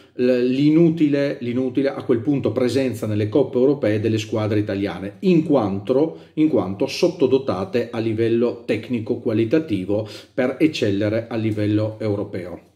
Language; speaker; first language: Italian; native; Italian